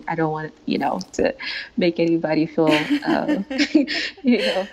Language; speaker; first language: English; native; English